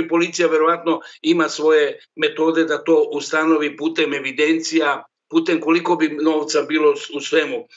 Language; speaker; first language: Serbian; native; Serbian